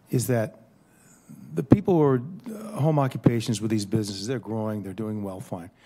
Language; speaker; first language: English; native; English